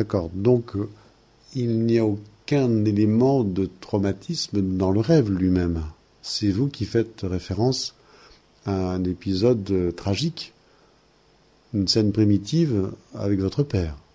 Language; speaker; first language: French; native; French